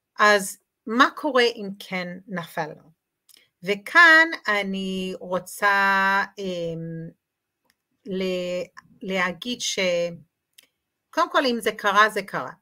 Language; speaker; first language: Hebrew; native; Hebrew